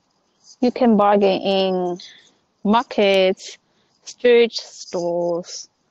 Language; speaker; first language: English; non-native, learner; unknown